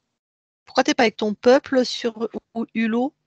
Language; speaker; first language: French; native; French